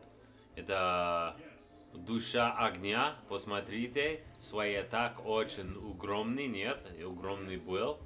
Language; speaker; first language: Russian; non-native, learner; English